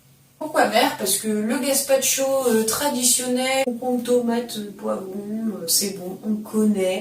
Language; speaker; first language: French; native; French